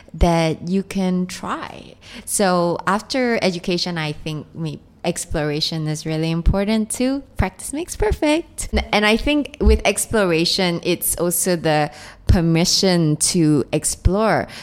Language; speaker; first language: English; non-native, local second language; Cantonese